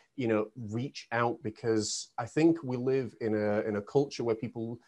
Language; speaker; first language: English; native; English